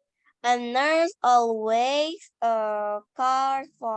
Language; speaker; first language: English; non-native, learner; Indonesian